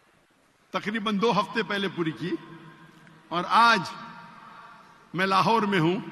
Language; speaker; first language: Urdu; non-native, local second language; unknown